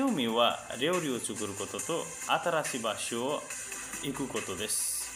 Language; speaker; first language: Japanese; non-native, learner; Nepali